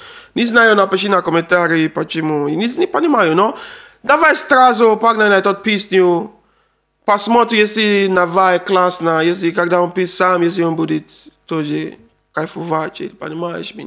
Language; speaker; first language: Russian; non-native, learner; Arabic